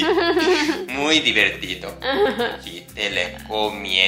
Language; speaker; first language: Spanish; non-native, learner; Japanese